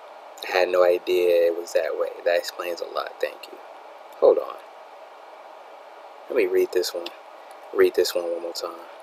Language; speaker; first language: English; native; English